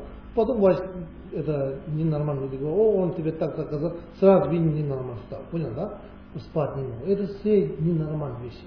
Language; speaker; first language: Russian; non-native, learner; Tibetan